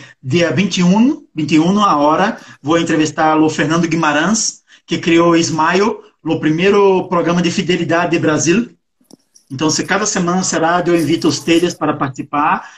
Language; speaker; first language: Portuguese; non-native, learner; Spanish